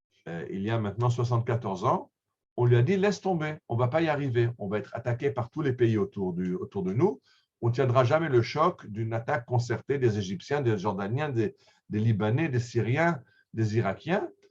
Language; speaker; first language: French; native; French